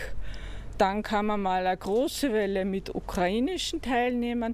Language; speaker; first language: German; native; German